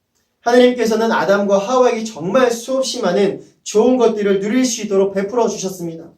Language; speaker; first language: Korean; native; Korean